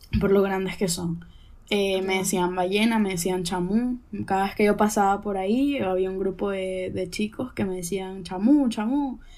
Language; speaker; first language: Spanish; native; Spanish